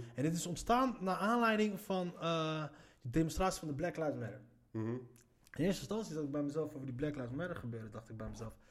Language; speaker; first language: Dutch; early bilingual, other home language; Arabic